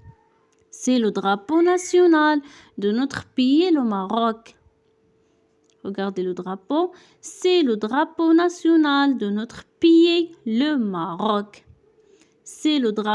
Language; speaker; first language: French; non-native, local second language; Arabic